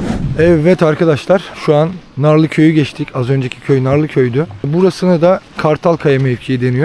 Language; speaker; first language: Turkish; native; Turkish